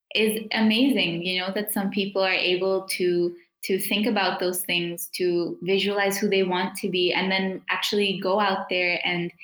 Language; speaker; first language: English; native; English